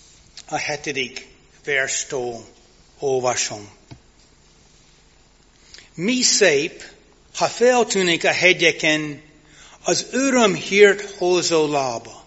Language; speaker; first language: Hungarian; non-native, fluent; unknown